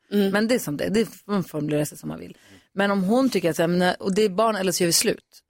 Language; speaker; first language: Swedish; native; Swedish